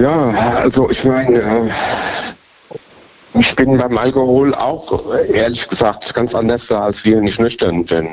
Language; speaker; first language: German; native; German